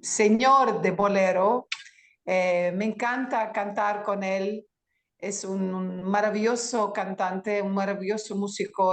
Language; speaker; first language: Spanish; non-native, learner; Greek